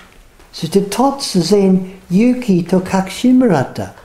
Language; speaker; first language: Japanese; non-native, fluent; English